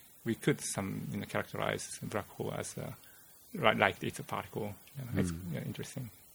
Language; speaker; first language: English; non-native, fluent; Japanese